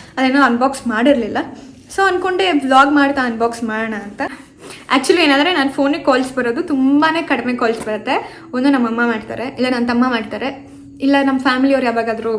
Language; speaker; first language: Kannada; native; Kannada